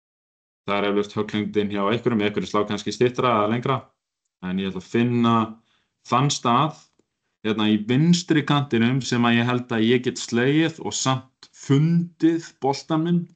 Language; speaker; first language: Icelandic; native; Icelandic